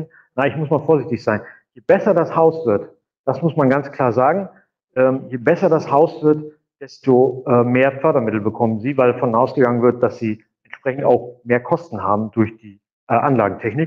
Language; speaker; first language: German; native; German